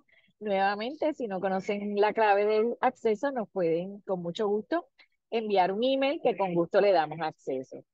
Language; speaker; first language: Spanish; native; Spanish